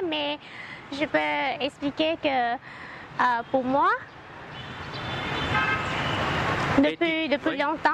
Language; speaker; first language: French; non-native, learner; Khmer